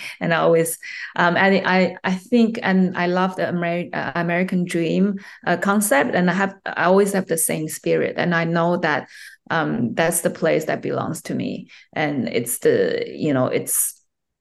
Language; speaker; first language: English; non-native, fluent; Chinese